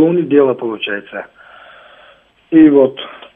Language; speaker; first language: Russian; non-native, learner; Tajik